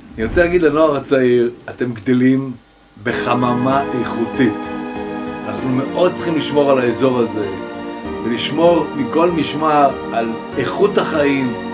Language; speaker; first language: Hebrew; native; Hebrew